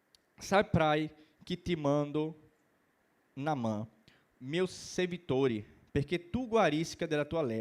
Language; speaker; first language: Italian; non-native, learner; Portuguese